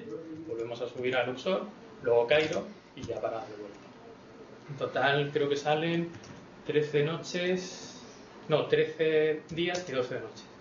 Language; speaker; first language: Spanish; native; Spanish